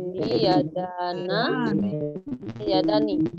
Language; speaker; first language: Arabic; non-native, learner; Indonesian